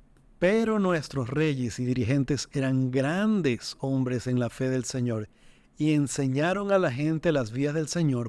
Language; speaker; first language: Spanish; native; Spanish